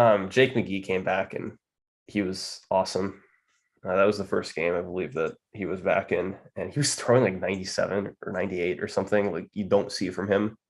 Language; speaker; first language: English; native; English